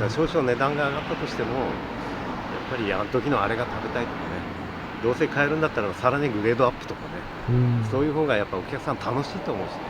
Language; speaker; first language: Japanese; native; Japanese